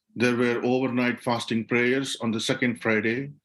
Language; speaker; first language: English; non-native, local second language; Tamil